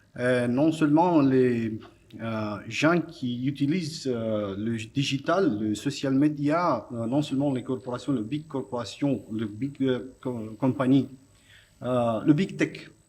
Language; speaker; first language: French; non-native, fluent; Romanian